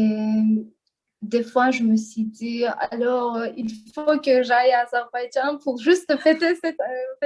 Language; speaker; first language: French; non-native, learner; Azerbaijani